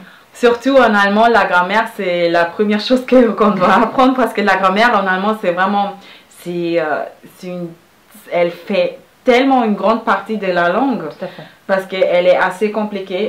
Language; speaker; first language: French; non-native, fluent; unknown